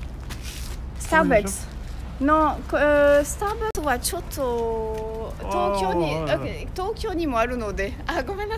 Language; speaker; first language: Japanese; non-native, fluent; French